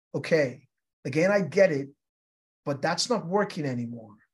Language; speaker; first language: English; non-native, local second language; Yoruba